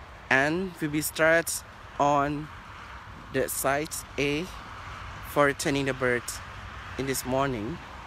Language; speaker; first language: English; non-native, learner; Thai